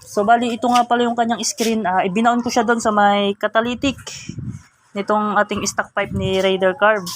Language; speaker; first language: Filipino; native; Filipino